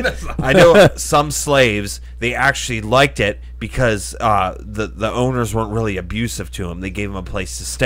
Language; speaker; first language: English; native; English